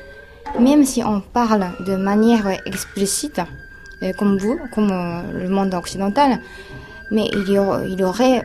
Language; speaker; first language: French; non-native, fluent; Japanese